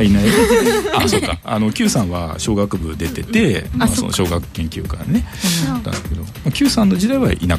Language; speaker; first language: Japanese; native; Japanese